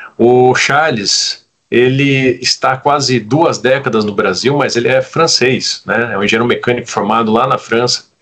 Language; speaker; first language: Portuguese; native; Portuguese